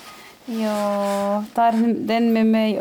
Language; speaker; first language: Swedish; non-native, learner; Arabic